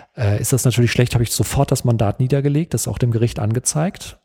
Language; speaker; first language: German; native; German